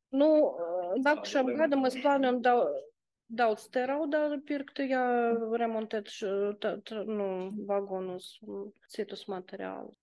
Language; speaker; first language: Latvian; non-native, local second language; Russian